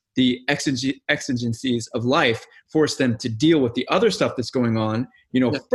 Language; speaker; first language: English; native; English